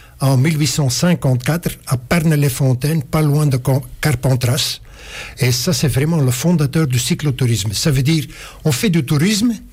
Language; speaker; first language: French; non-native, local second language; Dutch